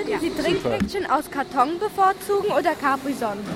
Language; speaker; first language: German; native; German